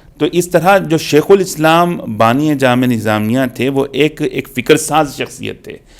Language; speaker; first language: Urdu; native; Urdu